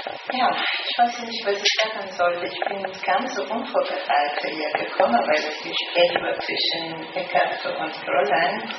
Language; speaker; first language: German; non-native, fluent; Italian